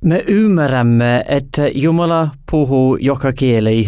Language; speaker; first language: Finnish; non-native, learner; English